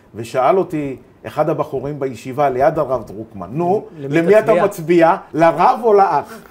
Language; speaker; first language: Hebrew; native; Hebrew